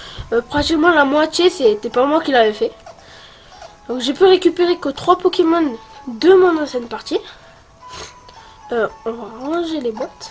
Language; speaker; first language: French; native; French